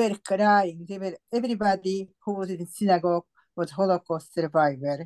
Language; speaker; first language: English; non-native, fluent; Slovak